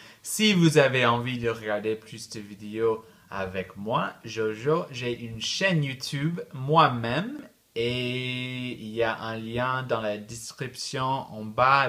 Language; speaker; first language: French; non-native, fluent; English